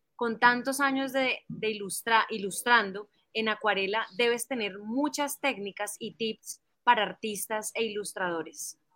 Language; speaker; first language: Spanish; native; Spanish